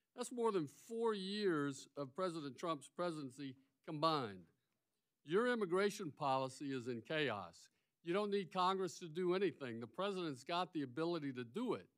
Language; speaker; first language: English; native; English